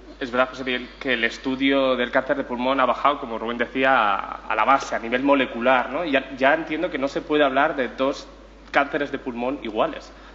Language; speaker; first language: Spanish; native; Spanish